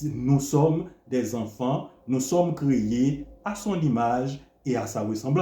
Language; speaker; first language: French; non-native, local second language; Haitian Creole